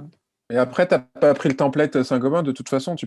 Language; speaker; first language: French; native; French